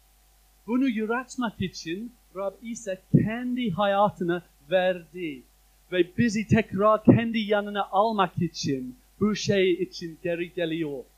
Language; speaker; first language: Turkish; non-native, fluent; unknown